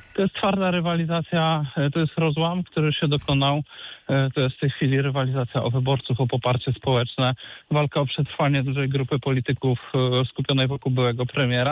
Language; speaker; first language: Polish; native; Polish